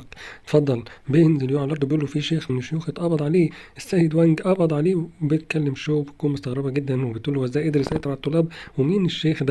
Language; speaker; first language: Arabic; native; Arabic